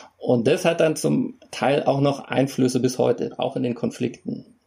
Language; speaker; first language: German; native; German